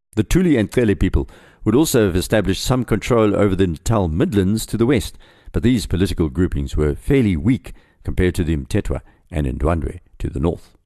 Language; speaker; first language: English; native; English